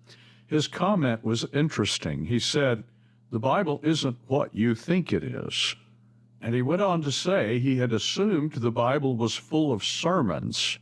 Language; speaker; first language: English; native; English